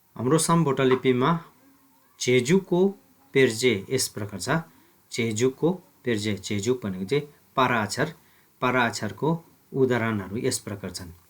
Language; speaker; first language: Nepali; non-native, local second language; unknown